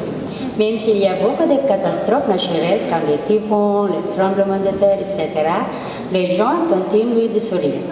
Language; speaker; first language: French; non-native, fluent; Filipino